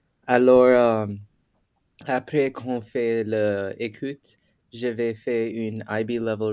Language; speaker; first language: French; non-native, learner; English